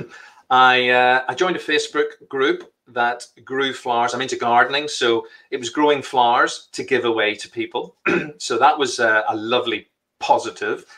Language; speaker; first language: English; native; English